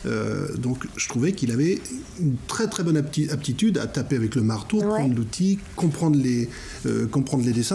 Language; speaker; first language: French; native; French